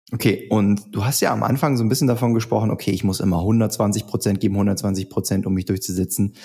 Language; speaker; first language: German; native; German